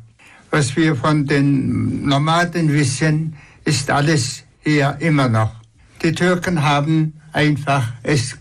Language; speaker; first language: German; non-native, fluent; Tuvinian